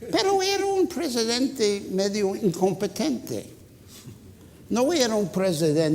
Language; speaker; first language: Spanish; non-native, fluent; English